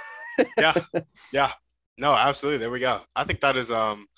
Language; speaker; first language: English; native; English